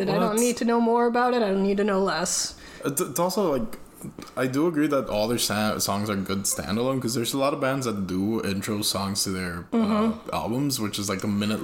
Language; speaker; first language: English; non-native, fluent; Spanish